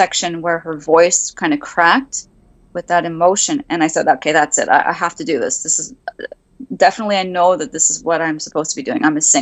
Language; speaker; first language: English; native; English